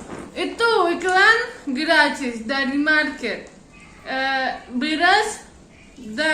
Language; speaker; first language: Indonesian; non-native, learner; Russian